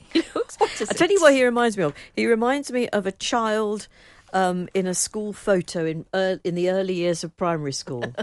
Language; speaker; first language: English; native; English